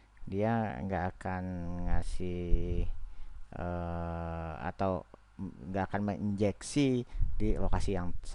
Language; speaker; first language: Indonesian; native; Indonesian